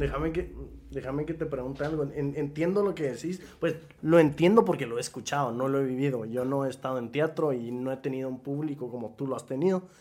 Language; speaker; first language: Spanish; native; Spanish